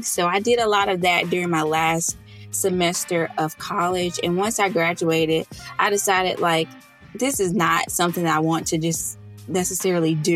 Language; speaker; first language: English; native; English